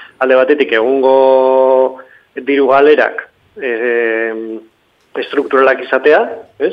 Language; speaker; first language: Basque; native; Basque